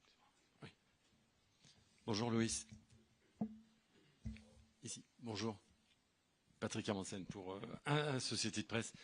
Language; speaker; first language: French; native; French